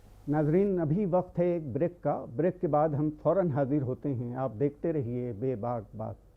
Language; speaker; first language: Urdu; native; Urdu